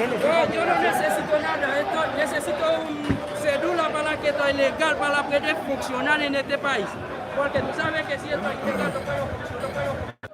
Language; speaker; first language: Spanish; non-native, learner; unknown